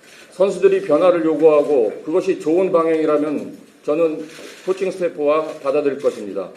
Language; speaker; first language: Korean; native; Korean